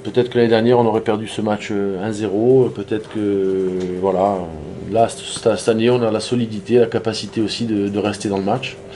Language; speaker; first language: French; native; French